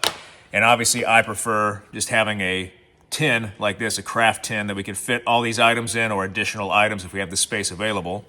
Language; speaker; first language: English; native; English